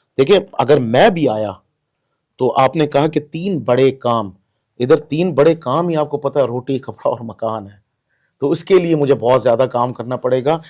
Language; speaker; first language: Urdu; non-native, local second language; Baluchi